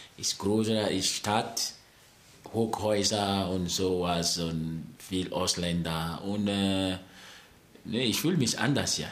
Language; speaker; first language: German; non-native, fluent; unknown